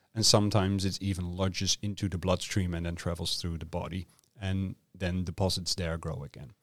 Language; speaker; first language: English; non-native, fluent; Dutch